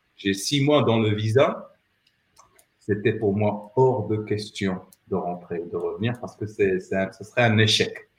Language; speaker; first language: French; non-native, local second language; Arabic